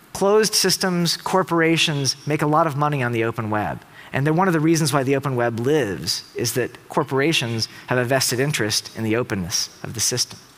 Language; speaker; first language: English; native; English